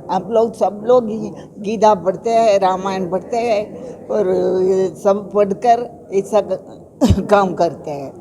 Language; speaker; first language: Hindi; non-native, local second language; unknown